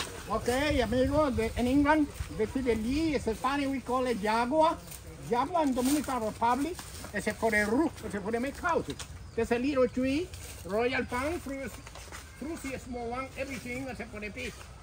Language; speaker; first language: English; non-native, learner; Spanish